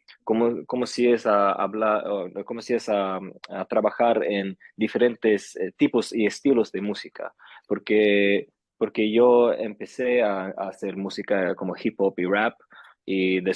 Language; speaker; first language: Spanish; early bilingual, heritage; Swedish